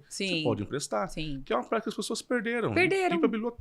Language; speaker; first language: Portuguese; native; Portuguese